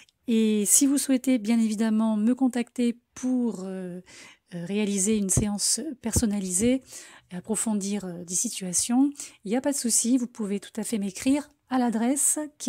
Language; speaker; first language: French; native; French